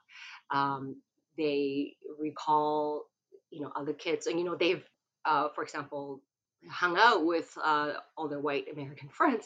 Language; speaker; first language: English; non-native, local second language; Cantonese